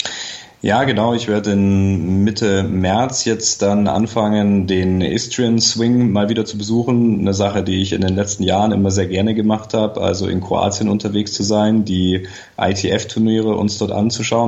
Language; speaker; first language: German; native; German